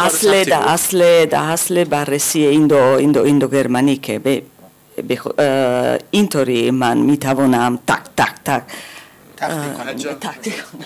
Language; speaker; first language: Persian; non-native, learner; German